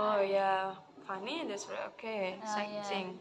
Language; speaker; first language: English; non-native, learner; Indonesian